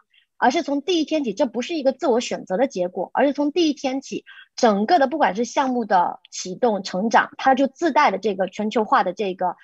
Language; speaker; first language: Chinese; native; Chinese